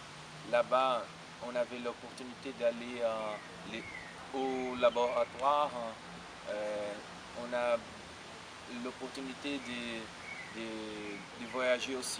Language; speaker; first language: French; non-native, fluent; Portuguese